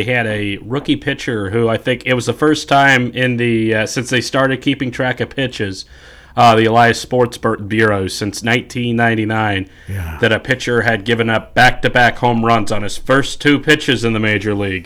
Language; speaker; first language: English; native; English